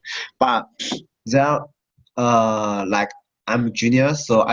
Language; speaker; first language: English; non-native, learner; Chinese